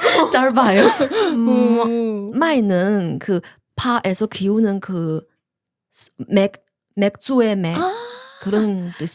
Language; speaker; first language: Korean; non-native, learner; Chinese